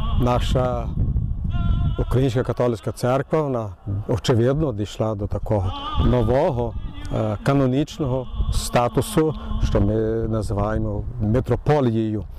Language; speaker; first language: Ukrainian; early bilingual, heritage; Ukrainian